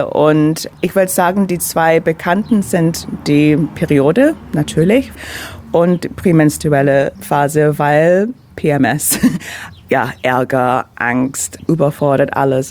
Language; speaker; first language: German; non-native, fluent; English